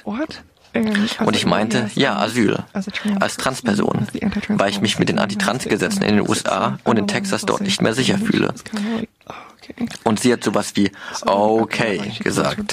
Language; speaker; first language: German; non-native, fluent; English